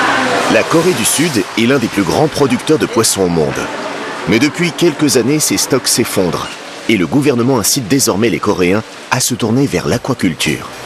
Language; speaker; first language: French; native; French